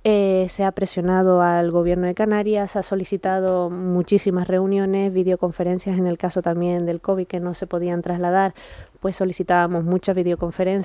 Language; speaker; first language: Spanish; native; Spanish